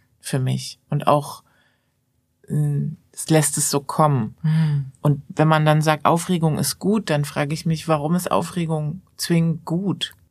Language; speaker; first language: German; early bilingual, other home language; Persian